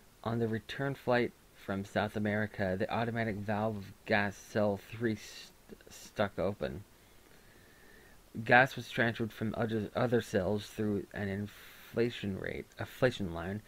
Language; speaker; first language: English; native; English